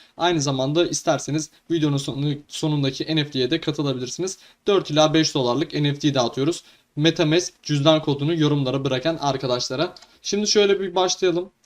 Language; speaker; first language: Turkish; native; Turkish